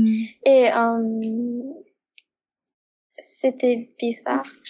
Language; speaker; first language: French; non-native, learner; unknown